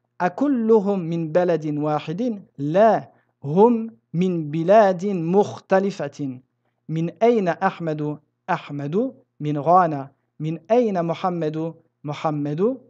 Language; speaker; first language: Arabic; non-native, fluent; French